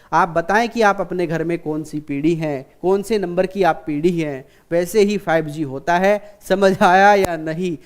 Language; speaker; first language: Hindi; native; Hindi